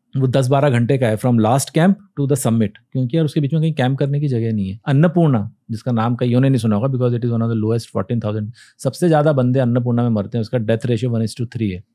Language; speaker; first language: Hindi; native; Hindi